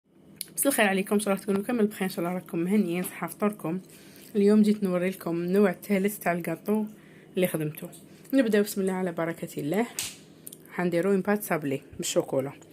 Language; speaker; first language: Arabic; native; Arabic